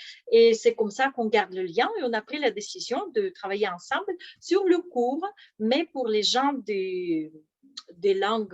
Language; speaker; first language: French; non-native, fluent; Russian